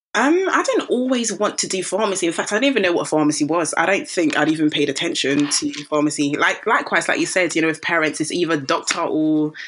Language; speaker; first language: English; early bilingual, other home language; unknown